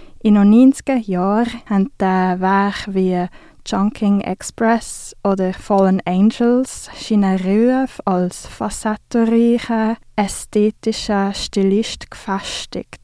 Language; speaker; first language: German; native; German